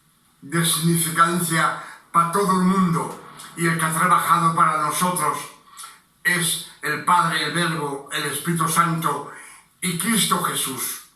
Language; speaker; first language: Spanish; non-native, fluent; French